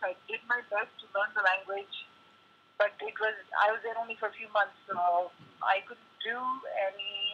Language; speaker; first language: English; non-native, local second language; Hindi